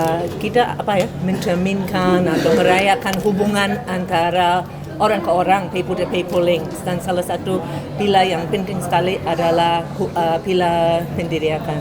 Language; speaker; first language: Indonesian; non-native, fluent; English